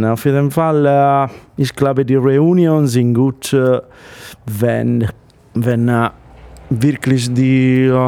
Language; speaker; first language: German; non-native, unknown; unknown